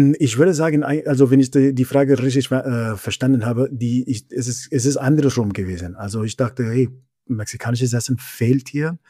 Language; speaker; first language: German; non-native, fluent; English